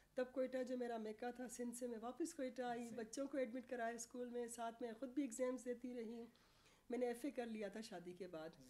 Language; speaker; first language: Urdu; non-native, local second language; Sindhi